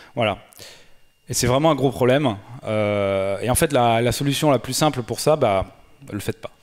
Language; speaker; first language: French; native; French